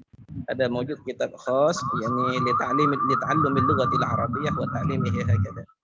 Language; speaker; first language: Arabic; non-native, fluent; Malay